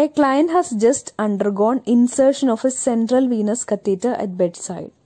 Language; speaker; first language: English; non-native, local second language; Malayalam